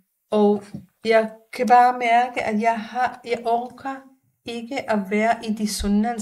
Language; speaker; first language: Danish; non-native, fluent; Hebrew